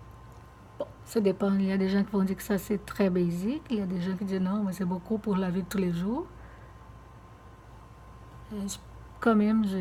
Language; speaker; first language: French; non-native, fluent; Portuguese